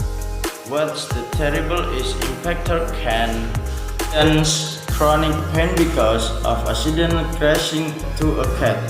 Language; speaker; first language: English; non-native, learner; Indonesian